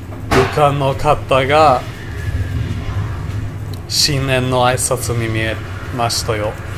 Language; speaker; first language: Japanese; non-native, learner; English